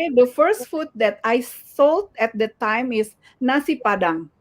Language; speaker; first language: English; non-native, learner; Indonesian